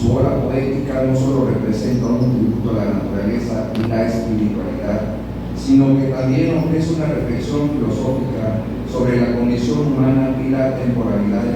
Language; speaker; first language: Spanish; native; Spanish